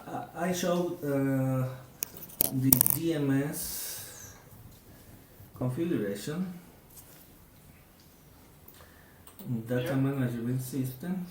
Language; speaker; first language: English; non-native, learner; Spanish